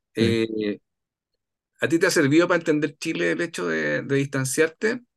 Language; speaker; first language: Spanish; native; Spanish